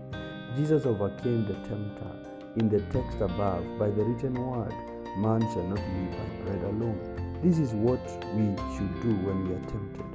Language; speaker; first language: English; non-native, local second language; Kamba